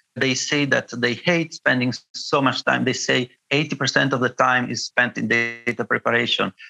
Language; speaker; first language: English; non-native, fluent; Italian